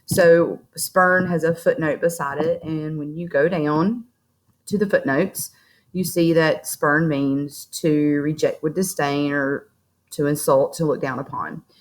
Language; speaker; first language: English; native; English